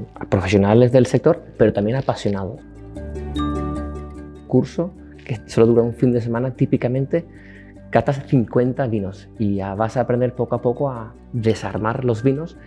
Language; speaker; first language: Spanish; non-native, fluent; Danish